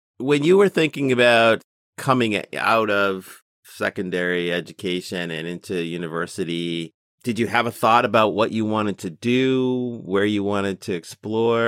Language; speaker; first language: English; native; English